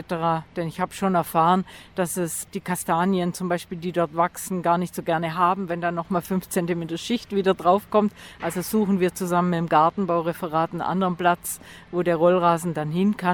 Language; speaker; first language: German; native; German